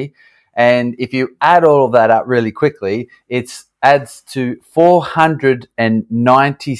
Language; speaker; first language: English; native; English